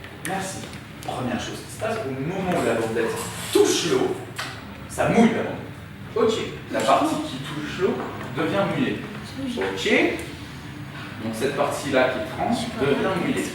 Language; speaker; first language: French; native; French